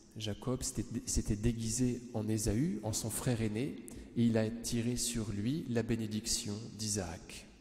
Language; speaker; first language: French; native; French